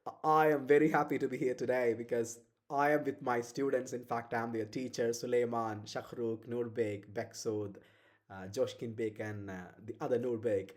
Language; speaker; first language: English; non-native, fluent; Uzbek